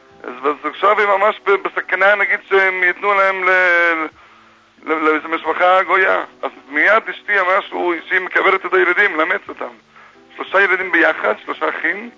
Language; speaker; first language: Hebrew; non-native, fluent; English